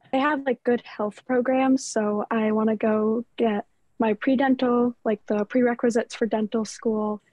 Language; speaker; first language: English; native; English